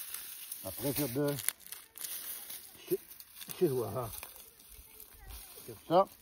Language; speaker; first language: French; non-native, learner; Arabic